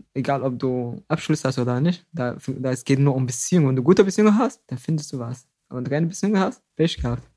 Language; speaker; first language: German; non-native, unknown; Somali